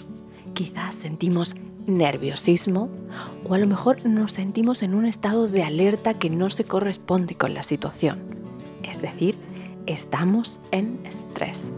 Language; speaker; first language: Spanish; native; Spanish